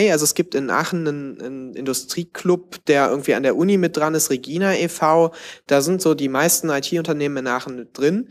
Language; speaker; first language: German; native; German